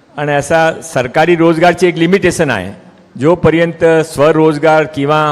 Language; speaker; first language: Marathi; non-native, local second language; Hindi